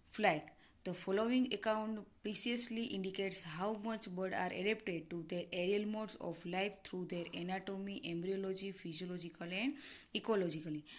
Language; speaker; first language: English; non-native, local second language; Gujarati